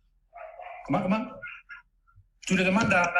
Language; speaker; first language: French; non-native, fluent; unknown